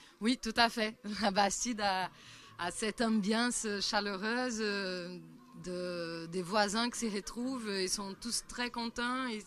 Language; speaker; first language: French; non-native, fluent; Portuguese